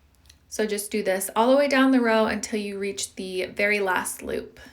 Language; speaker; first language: English; native; English